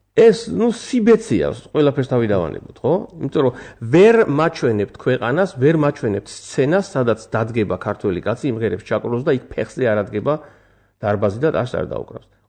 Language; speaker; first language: Georgian; native; Georgian